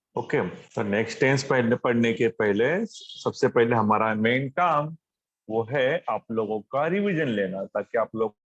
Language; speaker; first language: Hindi; non-native, local second language; Marathi